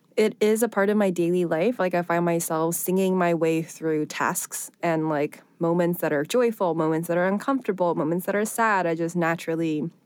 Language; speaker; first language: English; early bilingual, other home language; Chinese